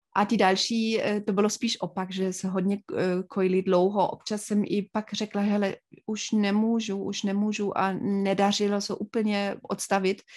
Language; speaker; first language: Czech; non-native, fluent; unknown